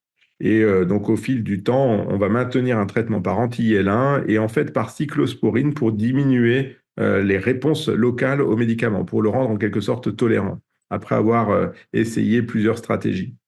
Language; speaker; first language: French; native; French